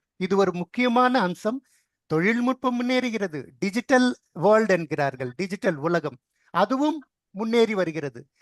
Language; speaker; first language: Tamil; non-native, local second language; Telugu